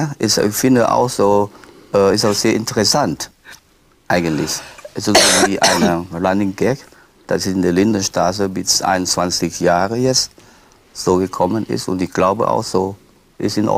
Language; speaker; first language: German; non-native, fluent; Polish